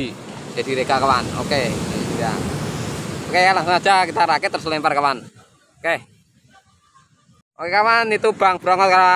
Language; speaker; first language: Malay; non-native, local second language; Javanese